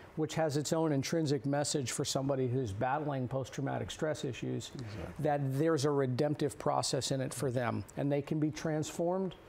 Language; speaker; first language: English; native; English